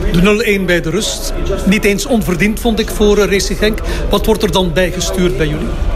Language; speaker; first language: Dutch; native; Dutch